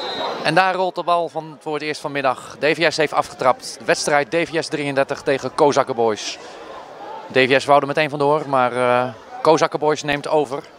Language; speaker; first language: Dutch; native; Dutch